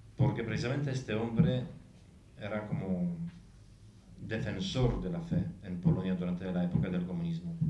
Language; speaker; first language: Spanish; non-native, fluent; Polish